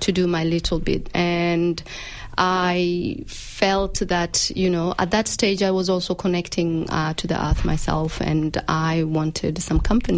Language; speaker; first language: English; non-native, local second language; Somali